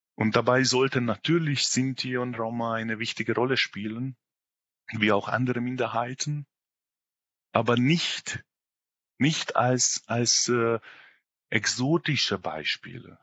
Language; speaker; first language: German; non-native, fluent; Hungarian